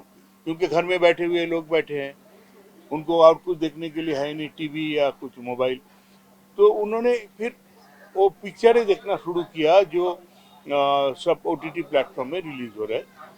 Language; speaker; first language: Hindi; non-native, local second language; Bangla